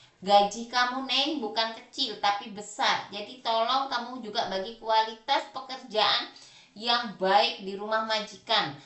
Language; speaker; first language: Indonesian; native; Indonesian